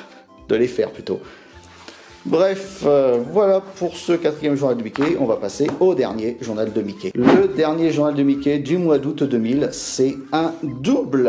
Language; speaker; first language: French; native; French